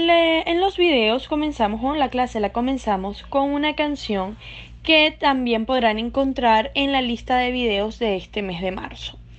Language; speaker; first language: Spanish; native; Spanish